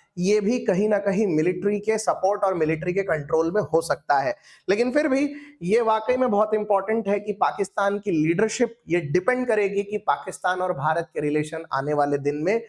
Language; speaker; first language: Hindi; non-native, local second language; Marathi